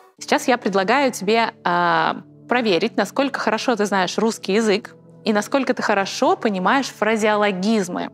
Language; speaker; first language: Russian; native; Russian